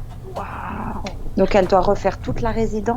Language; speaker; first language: French; non-native, fluent; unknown